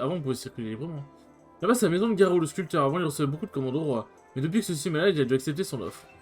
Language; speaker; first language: French; native; French